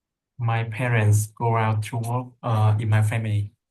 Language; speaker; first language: English; non-native, learner; Vietnamese